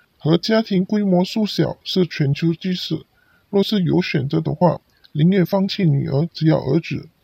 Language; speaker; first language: Chinese; non-native, local second language; Cantonese